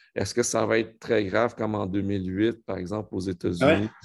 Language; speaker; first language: French; native; French